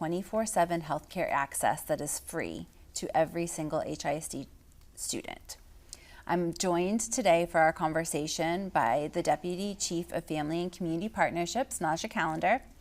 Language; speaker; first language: English; native; English